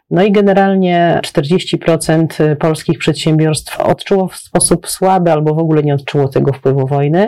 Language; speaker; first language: Polish; native; Polish